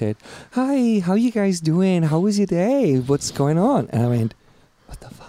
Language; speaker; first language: English; non-native, fluent; German